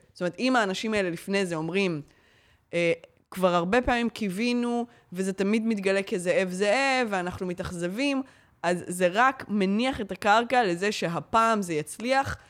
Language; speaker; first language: Hebrew; native; Hebrew